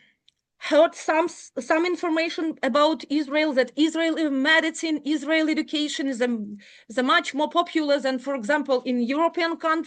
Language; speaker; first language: English; non-native, learner; Ukrainian